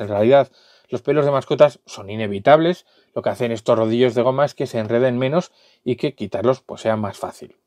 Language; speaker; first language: Spanish; native; Spanish